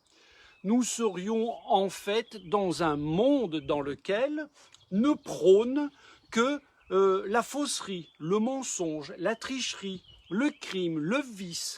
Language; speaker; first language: French; native; French